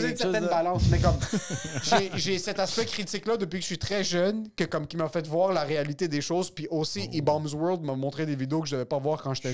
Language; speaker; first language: French; native; French